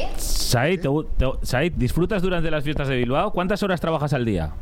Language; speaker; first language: Spanish; native; Spanish